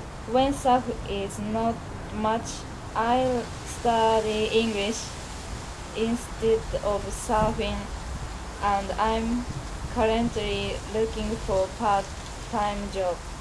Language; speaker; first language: English; non-native, learner; Japanese